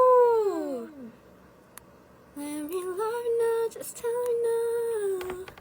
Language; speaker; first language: English; non-native, fluent; Italian